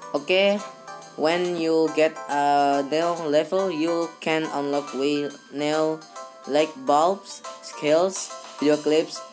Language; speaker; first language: English; non-native, learner; Indonesian